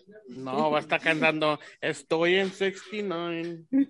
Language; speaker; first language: Spanish; early bilingual, heritage; Spanish